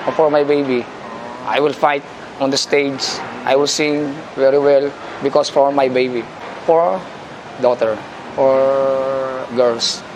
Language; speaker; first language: English; non-native, local second language; Filipino